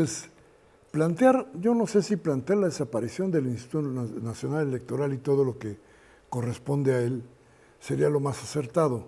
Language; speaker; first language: Spanish; native; Spanish